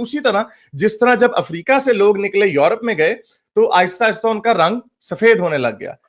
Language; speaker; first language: Urdu; native; Urdu